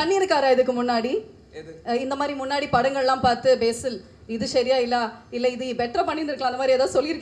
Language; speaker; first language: Tamil; native; Tamil